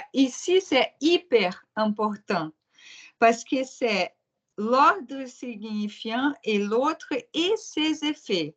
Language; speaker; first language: French; non-native, fluent; Portuguese